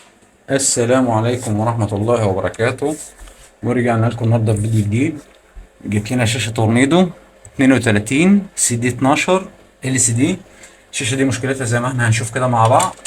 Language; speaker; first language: Arabic; native; Arabic